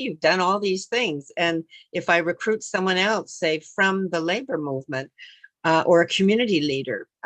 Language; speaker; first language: English; native; English